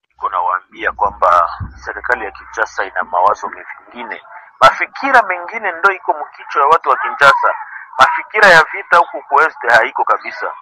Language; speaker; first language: Swahili; native; Swahili